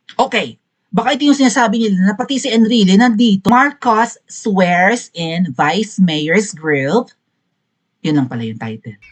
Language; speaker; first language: Filipino; non-native, local second language; Cebuano